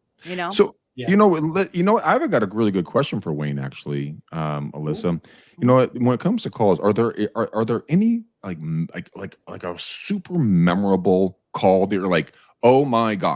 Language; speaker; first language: English; native; English